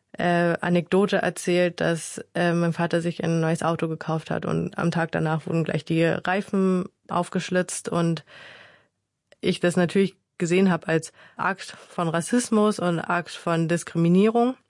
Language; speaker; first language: German; early bilingual, other home language; Vietnamese